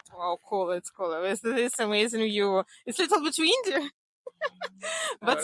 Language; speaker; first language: English; non-native, fluent; Russian